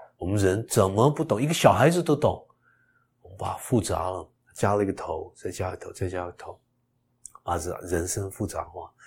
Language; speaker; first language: Chinese; early bilingual, heritage; Chinese